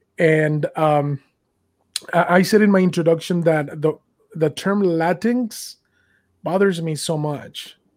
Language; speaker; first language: English; non-native, fluent; Spanish